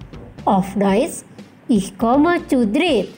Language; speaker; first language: German; non-native, fluent; Indonesian